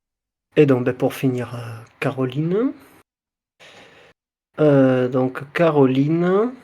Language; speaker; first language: French; native; French